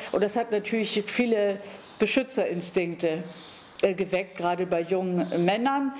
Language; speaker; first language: German; native; German